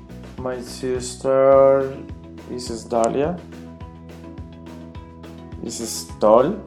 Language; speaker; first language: English; non-native, learner; Spanish